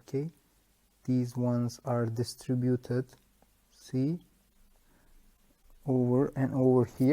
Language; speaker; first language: English; non-native, fluent; Turkish